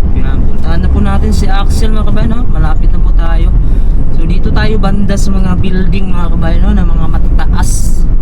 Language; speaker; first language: Filipino; non-native, local second language; Cebuano